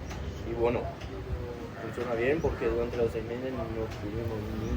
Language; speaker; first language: Spanish; non-native, fluent; French